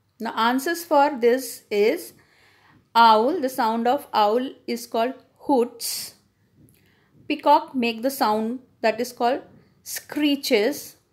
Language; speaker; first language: English; non-native, local second language; Hindi